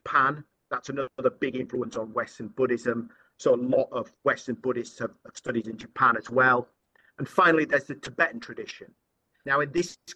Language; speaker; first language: English; native; English